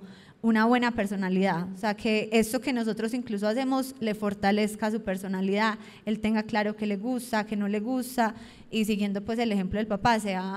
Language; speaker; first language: Spanish; native; Spanish